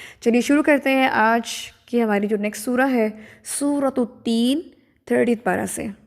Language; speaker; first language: Urdu; native; Urdu